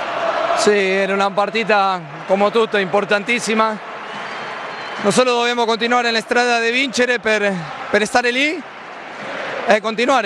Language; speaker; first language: Italian; non-native, fluent; Spanish